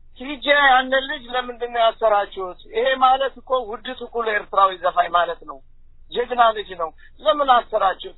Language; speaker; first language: Amharic; native; Amharic